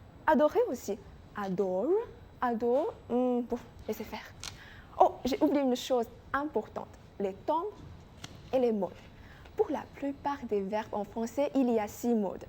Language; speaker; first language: French; non-native, fluent; Chinese